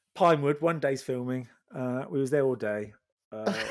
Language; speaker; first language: English; native; English